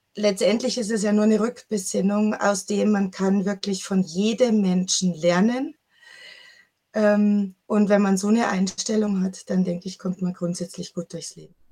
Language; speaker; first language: German; native; German